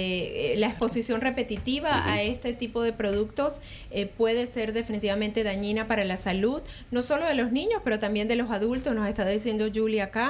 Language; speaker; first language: Spanish; native; Spanish